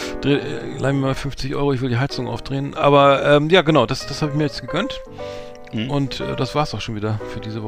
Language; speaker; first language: German; native; German